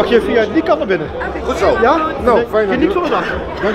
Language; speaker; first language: Dutch; native; Dutch